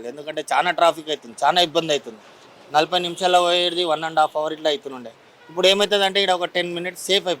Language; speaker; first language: Telugu; native; Telugu